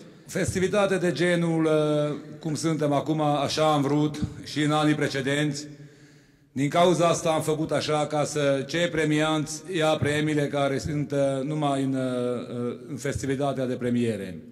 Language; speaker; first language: Romanian; non-native, local second language; Hungarian